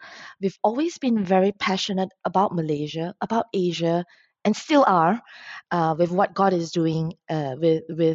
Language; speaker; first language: English; non-native, local second language; Min Nan Chinese